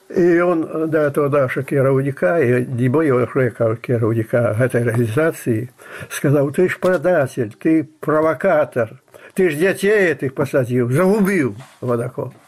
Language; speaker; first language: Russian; non-native, fluent; Belarusian